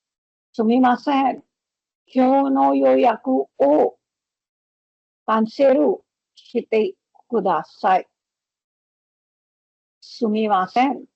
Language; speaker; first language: Japanese; non-native, fluent; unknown